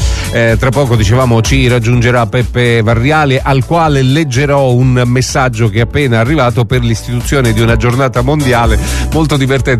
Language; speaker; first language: Italian; native; Italian